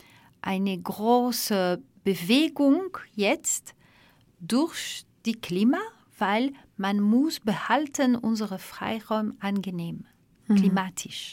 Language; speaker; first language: German; non-native, fluent; French